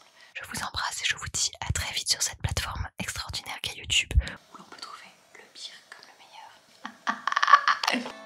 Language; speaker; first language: French; native; French